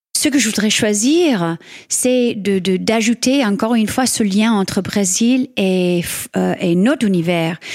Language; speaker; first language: French; non-native, fluent; English